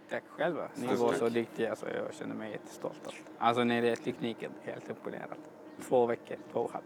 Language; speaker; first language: Swedish; non-native, fluent; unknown